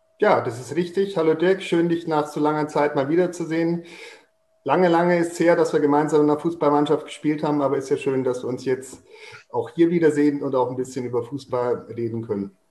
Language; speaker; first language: German; native; German